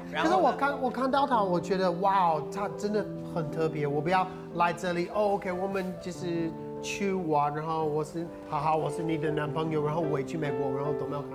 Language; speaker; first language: Chinese; non-native, fluent; English